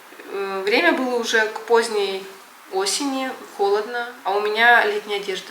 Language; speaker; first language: Russian; native; Russian